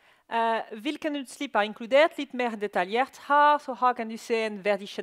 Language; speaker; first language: Norwegian; non-native, learner; French